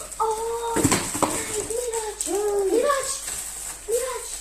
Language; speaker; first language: Turkish; non-native, learner; Dutch